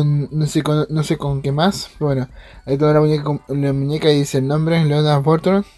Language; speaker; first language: Spanish; native; Spanish